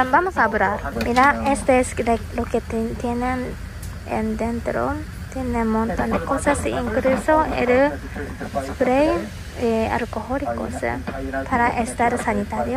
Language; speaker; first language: Spanish; non-native, learner; Japanese